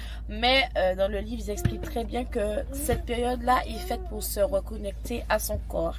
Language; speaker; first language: French; native; French